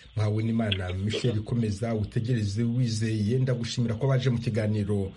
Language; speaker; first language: Kinyarwanda; native; Kinyarwanda